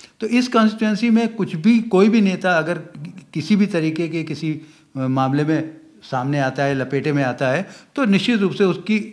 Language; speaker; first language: Hindi; native; Hindi